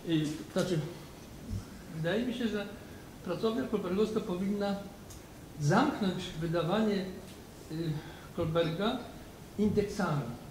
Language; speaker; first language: Polish; native; Polish